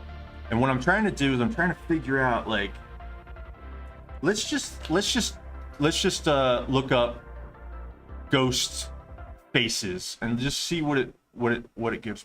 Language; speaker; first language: English; native; English